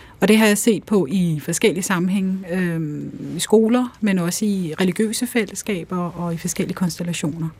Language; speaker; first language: Danish; early bilingual, other home language; Urdu